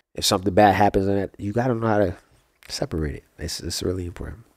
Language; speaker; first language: English; native; English